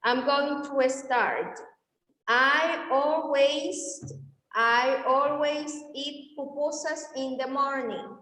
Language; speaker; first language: English; non-native, fluent; Spanish